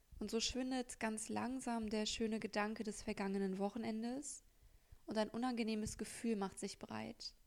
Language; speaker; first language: German; native; German